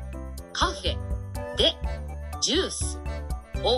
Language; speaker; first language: Japanese; non-native, learner; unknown